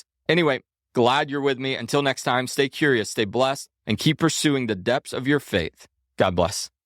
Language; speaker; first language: English; native; English